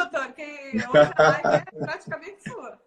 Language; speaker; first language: Portuguese; native; Portuguese